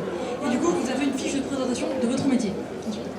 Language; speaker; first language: French; native; French